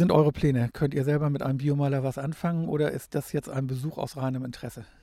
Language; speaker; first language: German; native; German